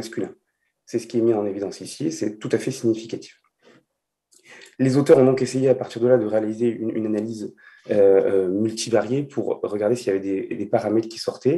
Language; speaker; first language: French; native; French